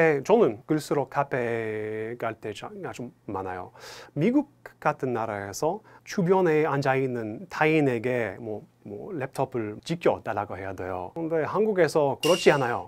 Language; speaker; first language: Korean; non-native, fluent; English